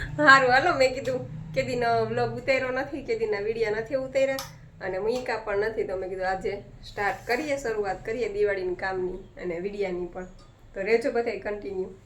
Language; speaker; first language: Gujarati; native; Gujarati